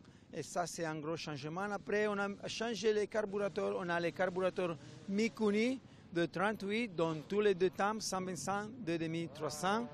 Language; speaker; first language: French; non-native, fluent; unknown